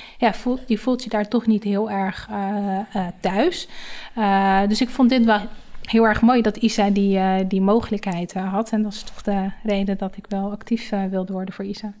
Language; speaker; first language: Dutch; native; Dutch